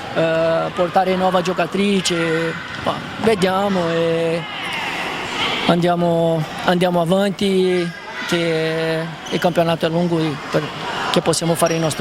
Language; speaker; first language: Italian; non-native, fluent; Spanish